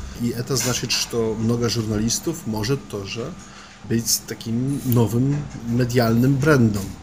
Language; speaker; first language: Russian; non-native, fluent; Polish